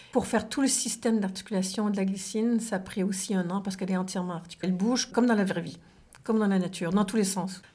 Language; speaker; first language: French; native; French